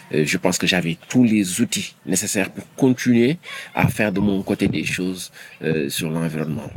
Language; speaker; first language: French; non-native, local second language; Wolof